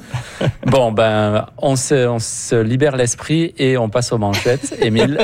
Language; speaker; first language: French; native; French